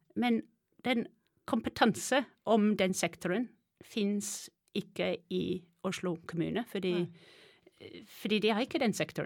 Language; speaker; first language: Norwegian; non-native, fluent; English